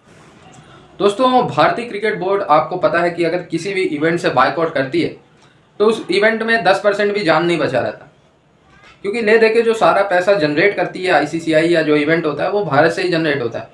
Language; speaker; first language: Hindi; native; Hindi